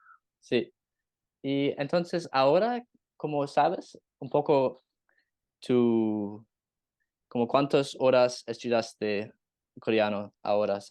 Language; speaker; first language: Spanish; non-native, learner; English